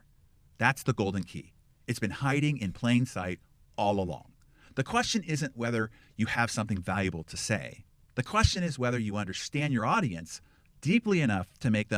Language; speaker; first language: English; native; English